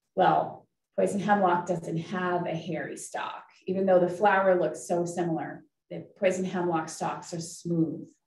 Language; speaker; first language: English; native; English